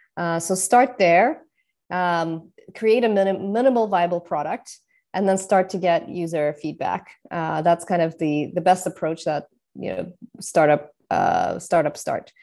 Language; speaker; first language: English; non-native, fluent; Russian